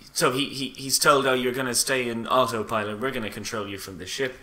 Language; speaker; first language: English; native; English